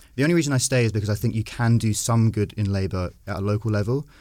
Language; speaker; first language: English; native; English